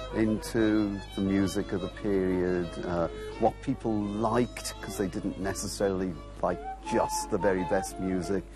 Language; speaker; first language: English; native; English